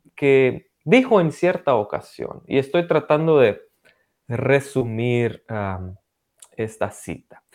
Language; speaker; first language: Spanish; non-native, fluent; Romanian